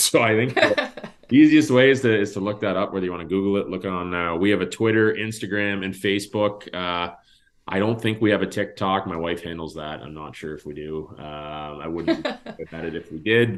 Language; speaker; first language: English; native; English